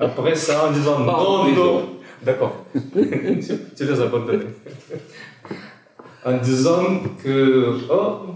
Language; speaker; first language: French; non-native, fluent; Russian